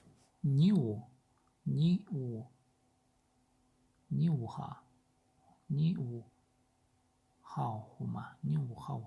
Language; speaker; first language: Chinese; non-native, learner; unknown